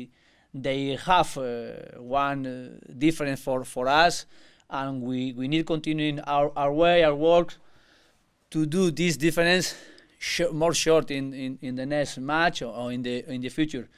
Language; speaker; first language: English; non-native, learner; Spanish